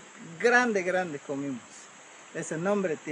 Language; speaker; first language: Spanish; non-native, local second language; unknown